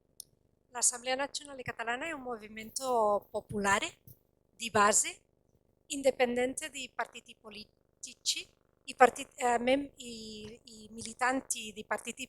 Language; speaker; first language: Italian; non-native, fluent; Catalan